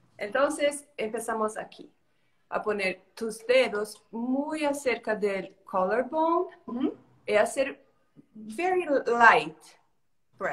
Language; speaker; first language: Spanish; non-native, learner; Portuguese